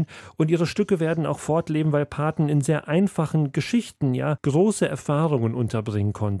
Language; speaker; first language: German; native; German